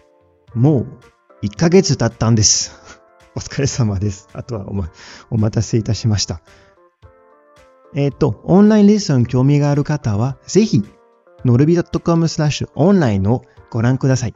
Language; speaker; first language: Japanese; non-native, fluent; French